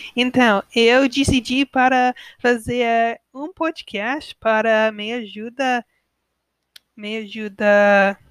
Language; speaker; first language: Portuguese; non-native, learner; English